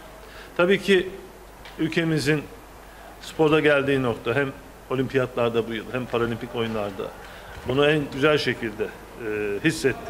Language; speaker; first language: Turkish; native; Turkish